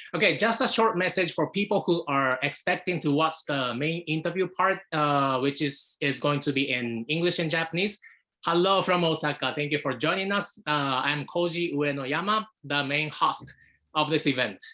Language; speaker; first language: English; non-native, fluent; Japanese